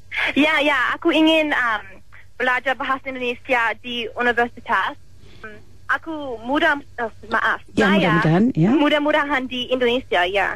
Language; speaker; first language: Indonesian; non-native, learner; English